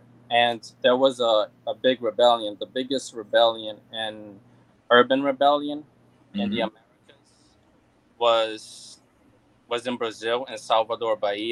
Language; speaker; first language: English; non-native, fluent; Portuguese